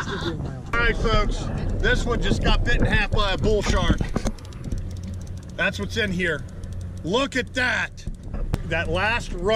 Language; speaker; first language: English; native; English